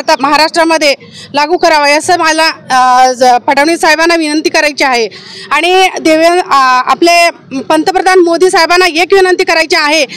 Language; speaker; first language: Marathi; non-native, local second language; Lambadi